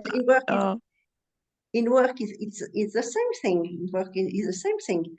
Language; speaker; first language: English; non-native, learner; French